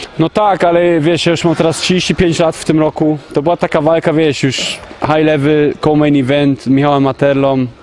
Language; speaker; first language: Polish; early bilingual, heritage; Polish